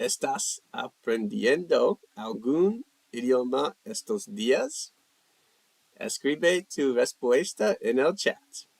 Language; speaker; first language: Spanish; non-native, learner; English